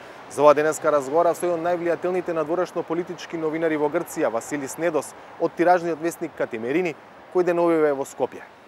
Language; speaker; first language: Macedonian; native; Macedonian